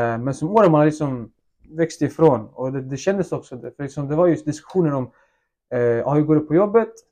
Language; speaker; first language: Swedish; native; Swedish